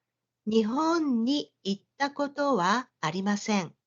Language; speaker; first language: Japanese; non-native, learner; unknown